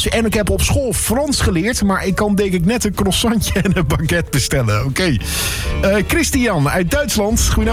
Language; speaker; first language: Dutch; native; Dutch